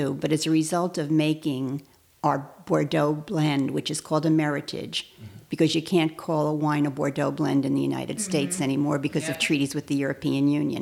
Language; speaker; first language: English; native; English